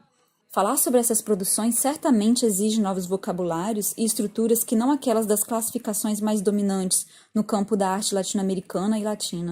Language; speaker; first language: Portuguese; native; Portuguese